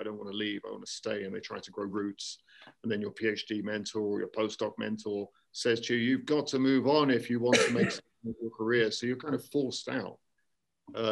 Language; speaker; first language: English; native; English